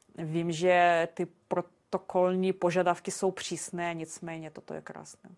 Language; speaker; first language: Czech; non-native, fluent; Russian